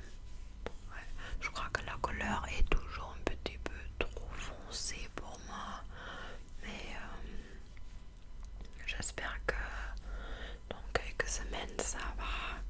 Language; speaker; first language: French; non-native, fluent; English